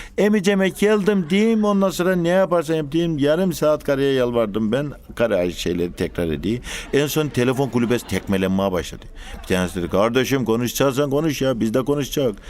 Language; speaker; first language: Turkish; native; Turkish